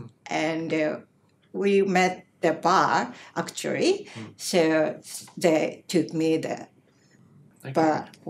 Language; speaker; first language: English; non-native, learner; Japanese